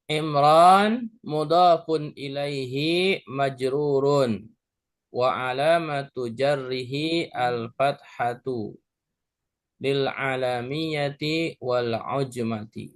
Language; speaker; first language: Arabic; non-native, learner; Indonesian